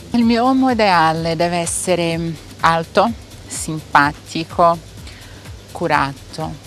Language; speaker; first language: Italian; non-native, fluent; Portuguese